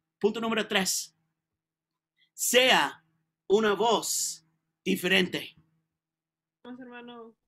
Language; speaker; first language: Spanish; non-native, learner; English